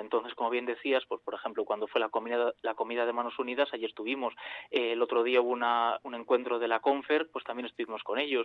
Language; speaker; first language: Spanish; native; Spanish